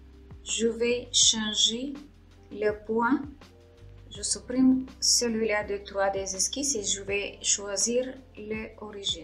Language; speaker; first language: French; non-native, fluent; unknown